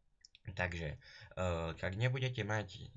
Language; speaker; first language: Slovak; native; Slovak